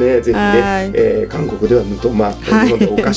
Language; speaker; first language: Japanese; native; Japanese